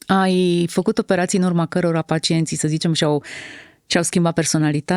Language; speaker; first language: Romanian; native; Romanian